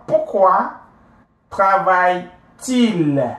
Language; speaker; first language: French; non-native, fluent; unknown